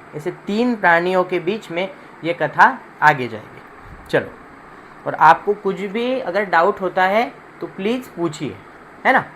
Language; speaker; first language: Hindi; non-native, local second language; Marathi